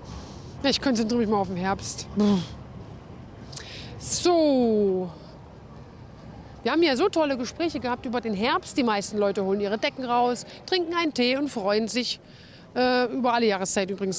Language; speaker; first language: German; native; German